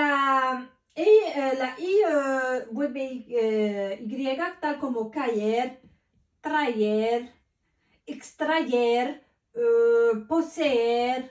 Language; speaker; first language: Spanish; non-native, fluent; Arabic